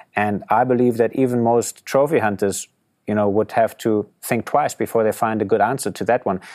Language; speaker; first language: English; non-native, fluent; German